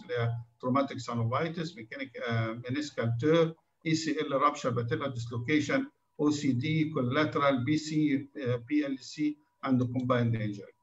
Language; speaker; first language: English; non-native, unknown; Arabic